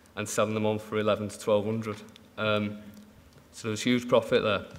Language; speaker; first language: English; native; English